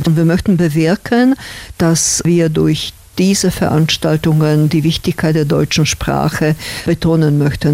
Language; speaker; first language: German; non-native, fluent; Slovak